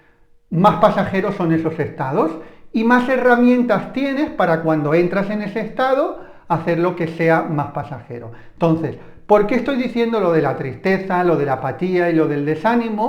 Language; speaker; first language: Spanish; native; Spanish